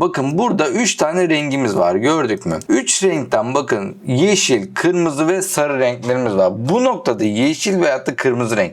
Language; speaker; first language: Turkish; native; Turkish